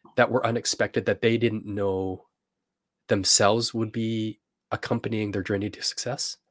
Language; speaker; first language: English; native; English